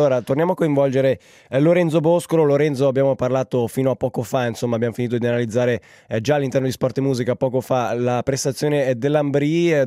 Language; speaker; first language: Italian; native; Italian